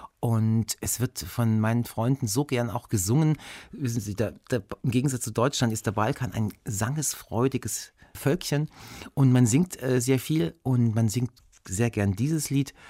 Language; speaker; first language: German; early bilingual, other home language; Bulgarian